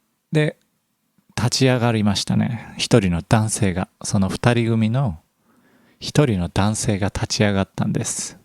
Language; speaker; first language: Japanese; native; Japanese